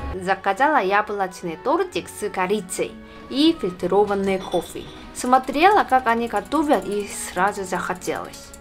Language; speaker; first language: Russian; non-native, fluent; Korean